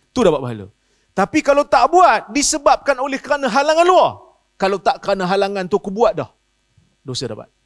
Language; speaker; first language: Malay; native; Malay